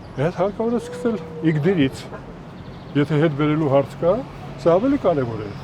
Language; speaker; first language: Armenian; native; Armenian